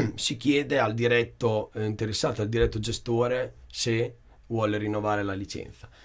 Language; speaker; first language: Italian; native; Italian